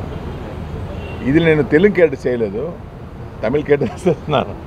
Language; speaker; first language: Telugu; non-native, local second language; Tamil